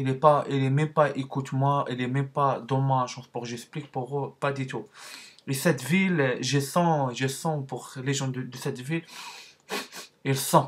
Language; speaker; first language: French; non-native, learner; Arabic